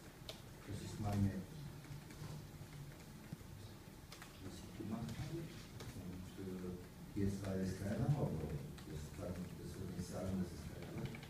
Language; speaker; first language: German; non-native, fluent; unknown